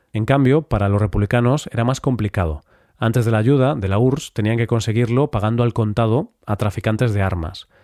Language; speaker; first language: Spanish; native; Spanish